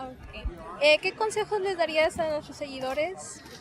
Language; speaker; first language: Spanish; early bilingual, heritage; Spanish